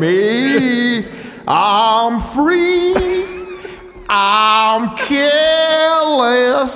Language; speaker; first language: English; native; English